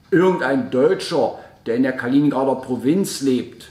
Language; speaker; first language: German; native; German